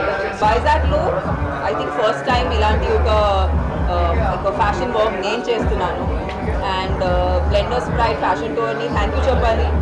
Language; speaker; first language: Telugu; non-native, fluent; Hindi